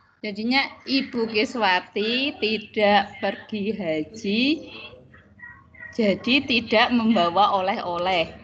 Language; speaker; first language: Indonesian; non-native, local second language; Javanese